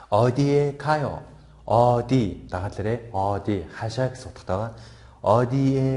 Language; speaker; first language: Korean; non-native, fluent; Mongolian